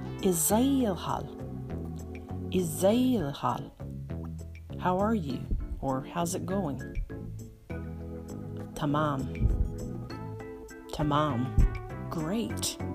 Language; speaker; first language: English; native; English